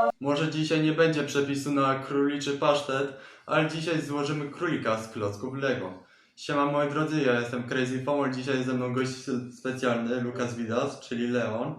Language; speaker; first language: Polish; native; Polish